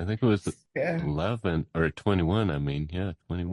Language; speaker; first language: English; native; English